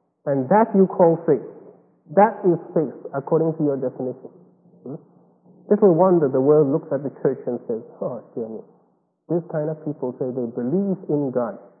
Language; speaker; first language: English; non-native, fluent; Chinese